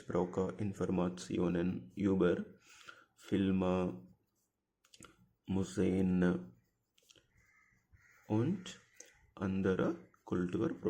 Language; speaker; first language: German; non-native, fluent; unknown